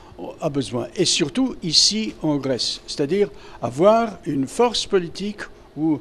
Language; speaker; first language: French; non-native, fluent; Greek